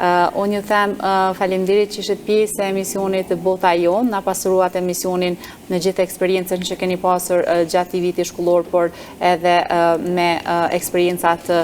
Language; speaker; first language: Albanian; native; Albanian